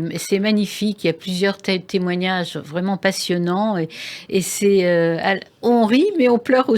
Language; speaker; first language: French; native; French